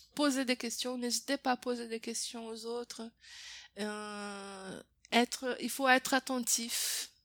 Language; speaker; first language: French; non-native, fluent; Portuguese